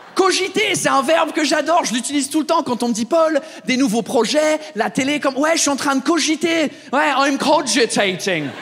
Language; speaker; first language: French; non-native, fluent; English